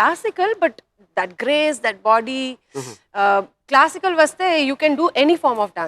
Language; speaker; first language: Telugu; non-native, local second language; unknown